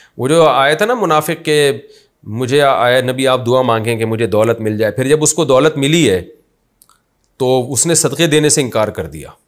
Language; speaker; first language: Urdu; native; Urdu